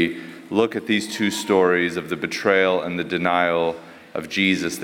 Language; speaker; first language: English; native; English